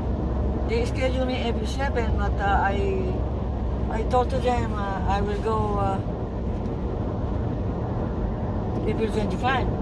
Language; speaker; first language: English; non-native, learner; Filipino